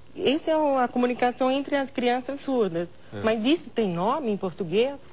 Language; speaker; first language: Portuguese; non-native, local second language; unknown